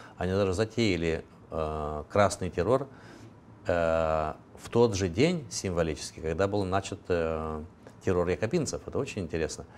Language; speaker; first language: Russian; non-native, local second language; Romanian